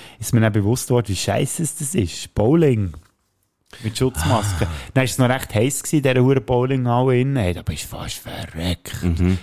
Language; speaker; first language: German; native; German